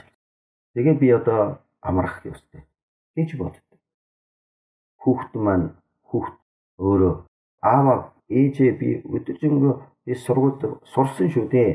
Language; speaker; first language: Mongolian; non-native, fluent; Korean